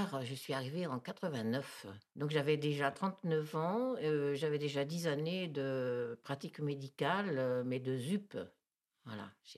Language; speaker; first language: French; native; French